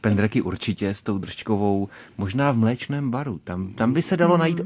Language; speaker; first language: Czech; native; Czech